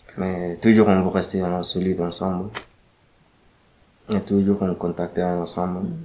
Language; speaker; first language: French; non-native, learner; Arabic